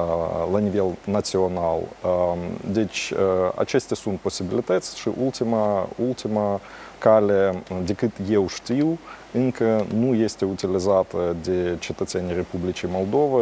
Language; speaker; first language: Romanian; non-native, local second language; Russian